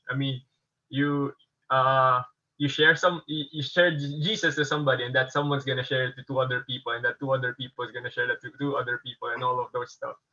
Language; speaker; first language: English; non-native, local second language; Filipino